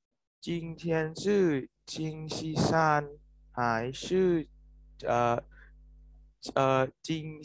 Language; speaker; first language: Chinese; non-native, learner; Thai